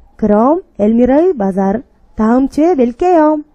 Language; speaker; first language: Korean; non-native, fluent; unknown